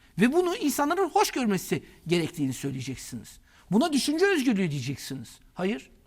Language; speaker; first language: Turkish; native; Turkish